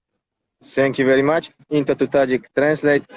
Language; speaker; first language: English; non-native, learner; Tajik